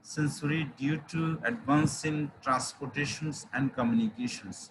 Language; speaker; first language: English; non-native, local second language; Bangla